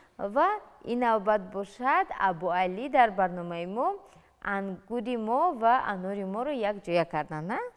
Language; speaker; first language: Tajik; native; Tajik